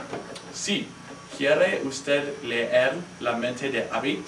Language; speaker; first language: Spanish; non-native, learner; English